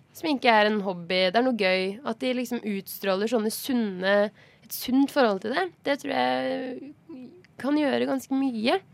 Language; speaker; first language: Norwegian; native; Norwegian